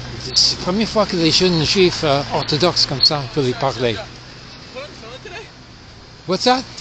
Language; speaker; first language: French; non-native, fluent; English